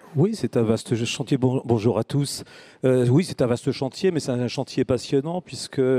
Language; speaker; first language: French; native; French